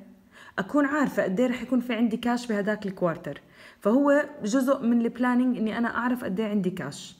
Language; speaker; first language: Arabic; native; Arabic